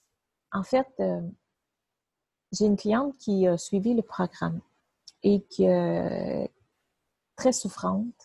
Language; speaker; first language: French; native; French